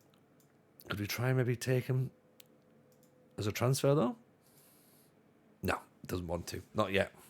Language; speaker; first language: English; native; English